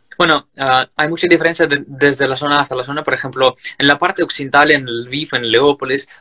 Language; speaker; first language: Spanish; non-native, fluent; Russian